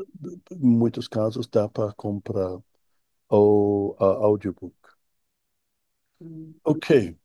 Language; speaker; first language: Portuguese; non-native, fluent; English